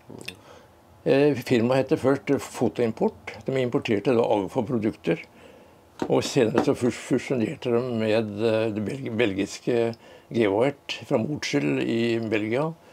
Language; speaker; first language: Norwegian; native; Norwegian